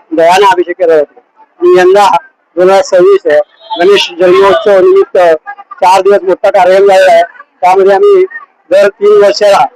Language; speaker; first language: Marathi; native; Marathi